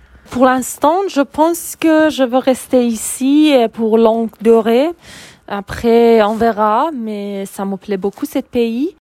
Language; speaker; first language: French; non-native, learner; Persian